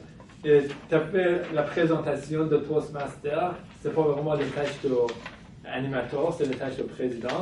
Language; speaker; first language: French; non-native, fluent; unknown